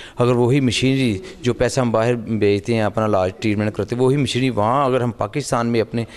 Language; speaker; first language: Urdu; non-native, local second language; Punjabi